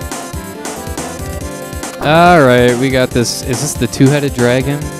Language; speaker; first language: English; native; English